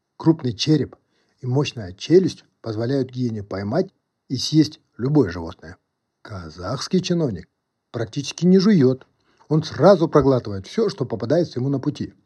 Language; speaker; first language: Russian; non-native, local second language; Kazakh